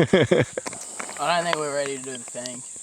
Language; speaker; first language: English; native; English